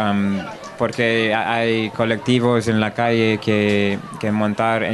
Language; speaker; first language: Spanish; non-native, learner; English